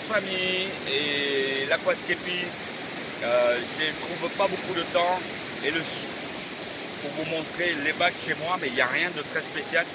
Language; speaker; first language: French; early bilingual, other home language; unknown